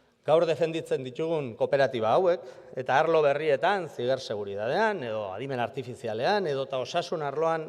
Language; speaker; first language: Basque; native; Basque